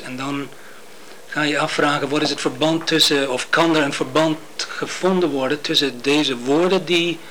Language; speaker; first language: Dutch; non-native, fluent; English